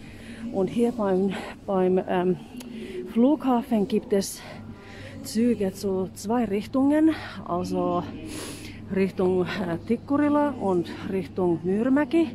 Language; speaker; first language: German; non-native, fluent; Finnish